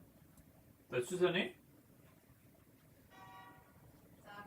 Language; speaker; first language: French; native; French